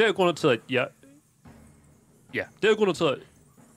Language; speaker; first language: Danish; non-native, fluent; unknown